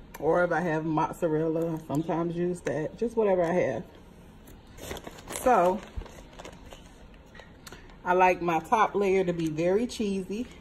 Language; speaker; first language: English; native; English